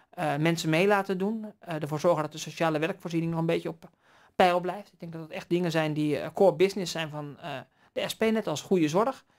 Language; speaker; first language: Dutch; native; Dutch